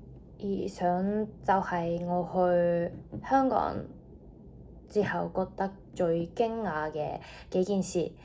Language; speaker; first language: Cantonese; non-native, fluent; Japanese